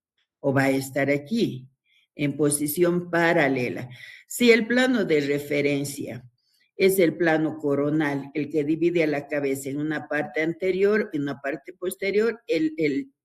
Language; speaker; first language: Spanish; native; Spanish